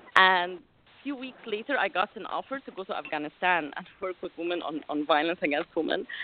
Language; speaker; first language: English; non-native, fluent; Arabic